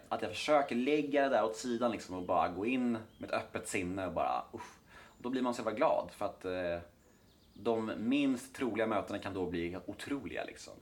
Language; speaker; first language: Swedish; native; Swedish